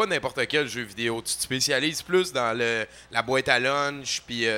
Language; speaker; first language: French; native; French